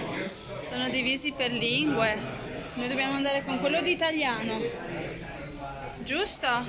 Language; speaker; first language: Italian; native; Italian